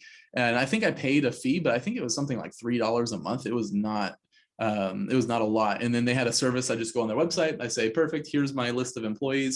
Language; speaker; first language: English; native; English